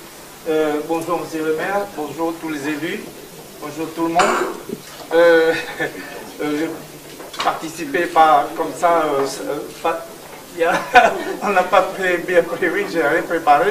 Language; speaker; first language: French; non-native, learner; Chinese